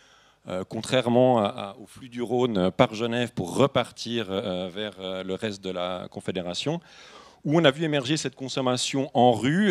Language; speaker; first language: French; native; French